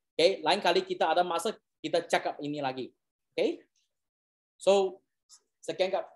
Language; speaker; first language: Malay; non-native, local second language; Chinese